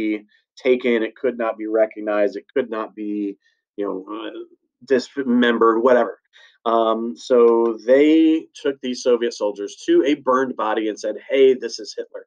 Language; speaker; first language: English; native; English